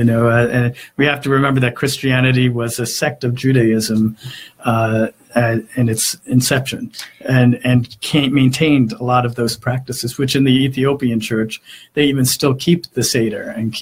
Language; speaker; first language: English; native; English